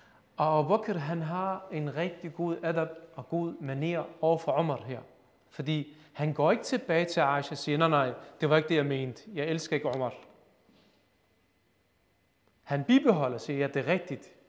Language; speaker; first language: Danish; early bilingual, other home language; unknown